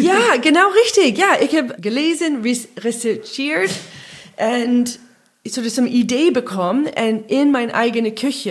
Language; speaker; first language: German; non-native, learner; English